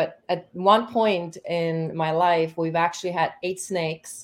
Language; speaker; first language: English; non-native, fluent; Czech